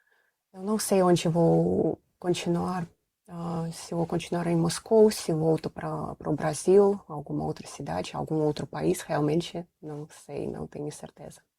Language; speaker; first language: Portuguese; non-native, fluent; Russian